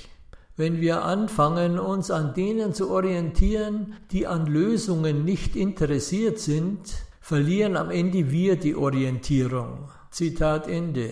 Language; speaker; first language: German; native; German